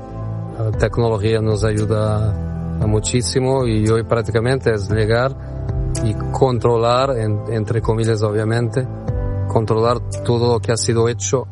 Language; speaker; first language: Spanish; non-native, fluent; Portuguese